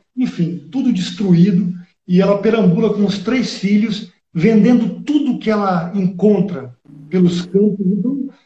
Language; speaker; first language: Portuguese; early bilingual, other home language; Spanish